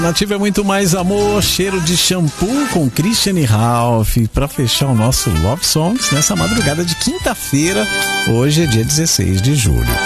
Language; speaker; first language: Portuguese; native; Portuguese